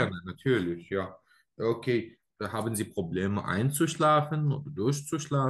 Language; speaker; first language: German; non-native, learner; Arabic